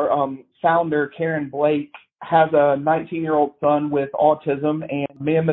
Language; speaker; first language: English; native; English